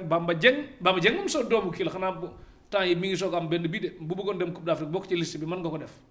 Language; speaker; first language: Wolof; native; Wolof